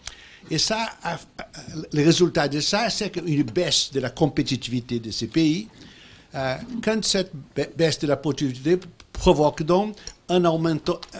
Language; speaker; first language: French; non-native, fluent; Portuguese